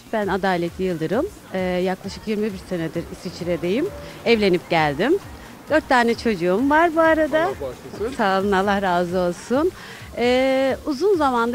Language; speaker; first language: Turkish; native; Turkish